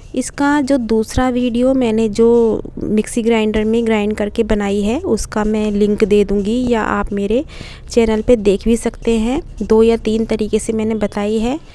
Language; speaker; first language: Hindi; native; Hindi